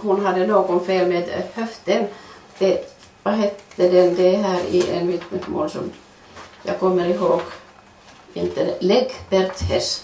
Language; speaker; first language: Swedish; non-native, fluent; Finnish